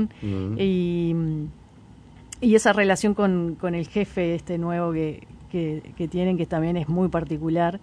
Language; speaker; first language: Spanish; native; Spanish